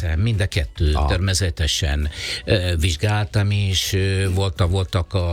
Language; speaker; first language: Hungarian; non-native, fluent; Italian